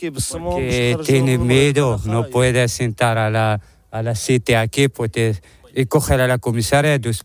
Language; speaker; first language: Spanish; non-native, learner; Arabic